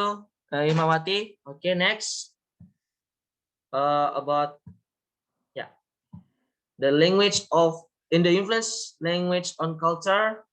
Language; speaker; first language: English; non-native, learner; Indonesian